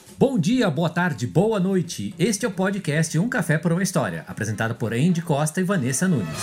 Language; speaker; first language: Portuguese; native; Portuguese